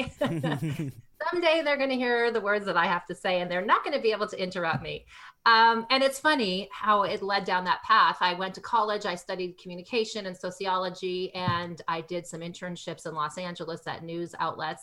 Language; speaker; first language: English; native; English